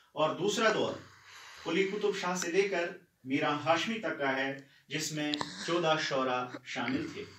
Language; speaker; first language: Urdu; non-native, local second language; Kashmiri